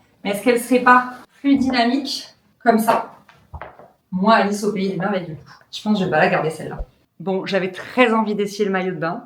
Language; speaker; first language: French; native; French